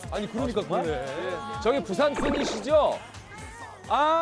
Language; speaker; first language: Korean; native; Korean